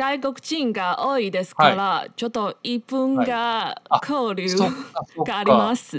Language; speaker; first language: Japanese; non-native, learner; Chinese